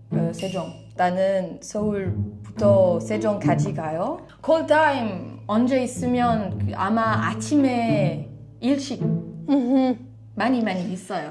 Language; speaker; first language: Korean; non-native, learner; French